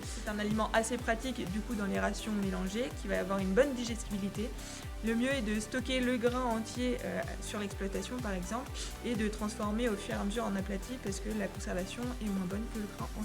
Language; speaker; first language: French; native; French